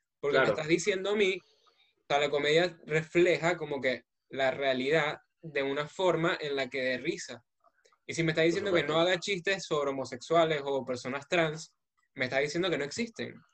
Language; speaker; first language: Spanish; native; Spanish